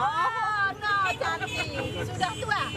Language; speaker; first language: Indonesian; non-native, local second language; Sasak